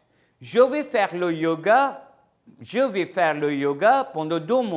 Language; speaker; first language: French; non-native, fluent; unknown